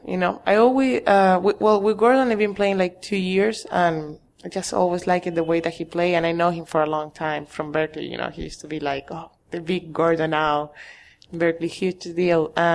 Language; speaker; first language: English; non-native, fluent; Spanish